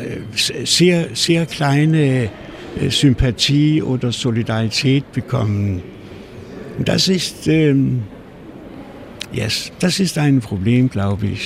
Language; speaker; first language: German; non-native, fluent; Danish